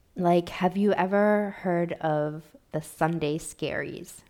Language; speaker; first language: English; native; English